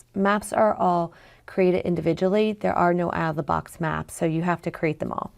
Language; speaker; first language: English; native; English